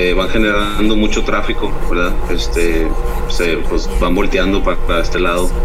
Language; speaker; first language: Spanish; native; Spanish